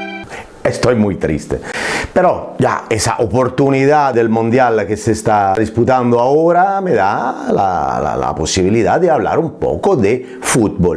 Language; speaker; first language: Spanish; non-native, fluent; Italian